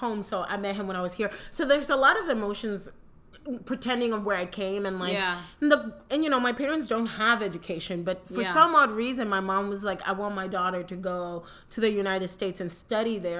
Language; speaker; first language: English; early bilingual, other home language; Spanish